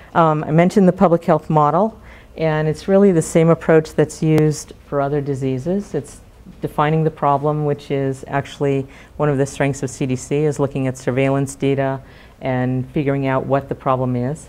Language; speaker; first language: English; native; English